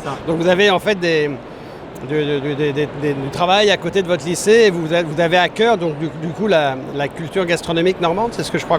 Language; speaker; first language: French; native; French